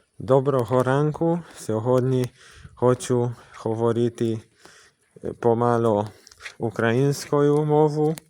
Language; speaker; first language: Ukrainian; non-native, learner; Polish